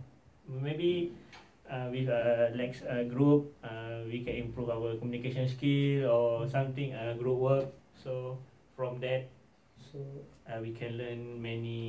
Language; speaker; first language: English; non-native, learner; Malay